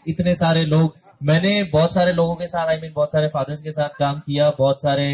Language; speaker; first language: Hindi; native; Hindi